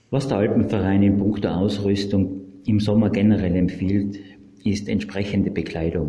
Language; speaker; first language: German; native; German